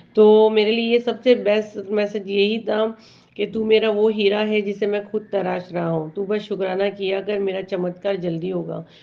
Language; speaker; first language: Hindi; native; Hindi